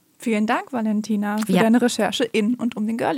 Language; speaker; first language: German; native; German